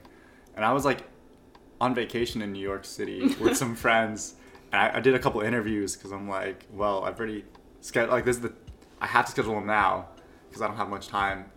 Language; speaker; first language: English; native; English